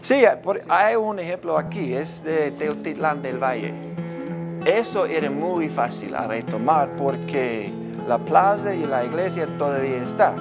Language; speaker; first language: Spanish; non-native, learner; English